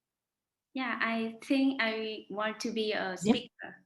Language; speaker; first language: English; non-native, learner; Vietnamese